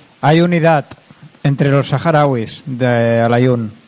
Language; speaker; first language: Spanish; non-native, local second language; Catalan